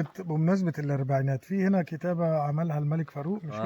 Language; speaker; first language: Arabic; native; Arabic